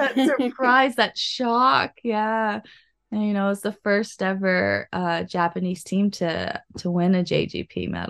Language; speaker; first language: English; native; English